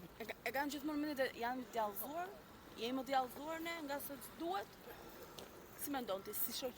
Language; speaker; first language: Albanian; native; Albanian